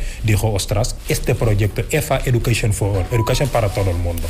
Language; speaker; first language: Spanish; non-native, fluent; Wolof